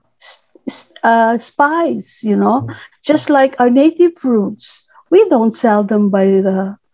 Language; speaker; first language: English; non-native, local second language; Cebuano